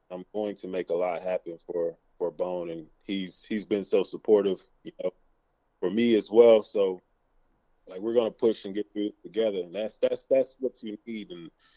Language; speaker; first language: English; native; English